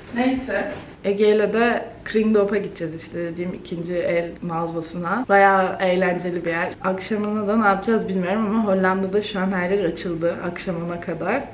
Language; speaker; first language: Turkish; native; Turkish